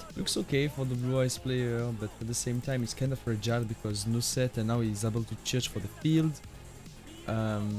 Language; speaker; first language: English; non-native, fluent; French